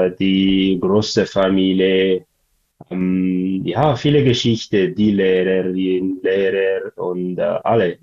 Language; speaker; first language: German; non-native, learner; Tigrinya